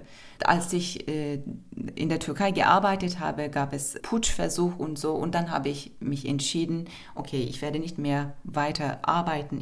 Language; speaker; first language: German; non-native, fluent; Turkish